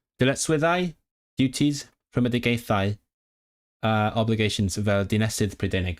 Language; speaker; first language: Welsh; non-native, learner; Cantonese